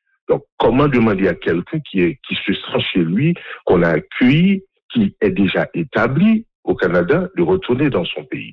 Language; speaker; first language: French; non-native, local second language; Haitian Creole